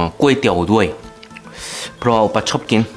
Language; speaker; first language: Thai; non-native, fluent; Korean